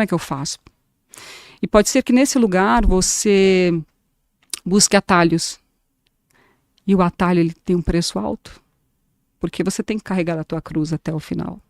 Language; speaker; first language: Portuguese; native; Portuguese